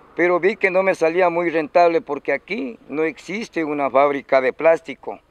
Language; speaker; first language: Spanish; native; Spanish